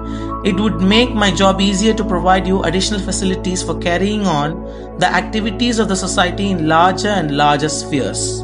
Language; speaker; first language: English; non-native, local second language; Tamil